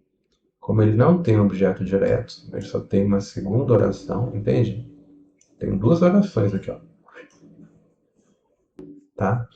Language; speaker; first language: Portuguese; native; Portuguese